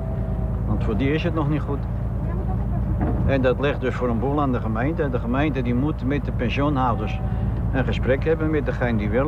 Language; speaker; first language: Dutch; native; Dutch